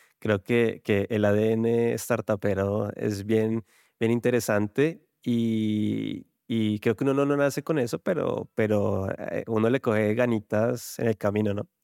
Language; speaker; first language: Spanish; native; Spanish